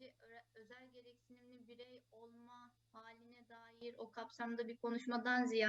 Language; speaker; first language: Turkish; native; Turkish